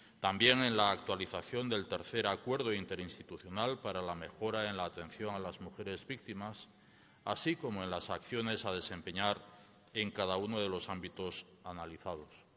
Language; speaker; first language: Spanish; native; Spanish